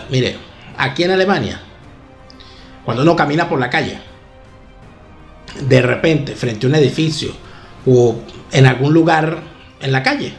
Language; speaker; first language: Spanish; native; Spanish